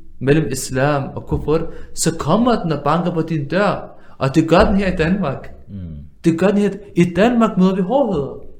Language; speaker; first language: Danish; early bilingual, other home language; Arabic